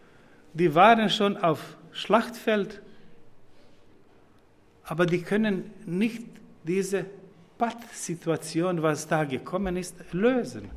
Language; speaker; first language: German; non-native, fluent; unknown